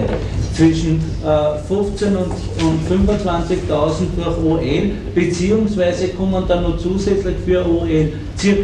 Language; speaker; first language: German; native; German